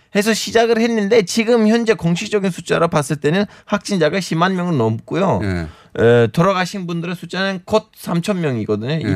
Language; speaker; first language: Korean; non-native, fluent; Turkish